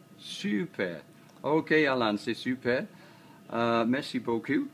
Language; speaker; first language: French; non-native, learner; English